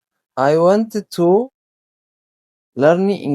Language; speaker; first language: English; non-native, learner; Tigrinya